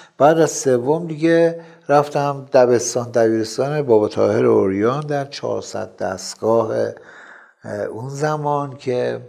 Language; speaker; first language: Persian; non-native, local second language; Azerbaijani